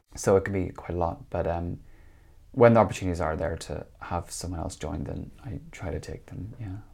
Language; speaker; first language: English; native; English